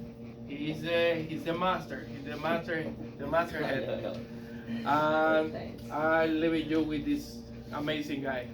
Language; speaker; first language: English; non-native, learner; Spanish